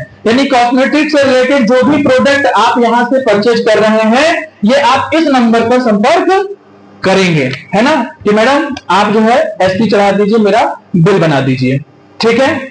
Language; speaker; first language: Hindi; native; Hindi